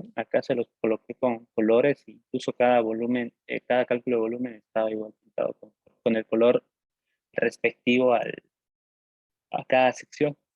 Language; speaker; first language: Spanish; native; Spanish